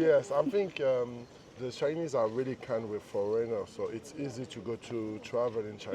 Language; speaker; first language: English; non-native, learner; French